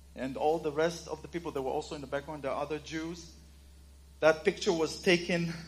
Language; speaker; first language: English; non-native, fluent; Hebrew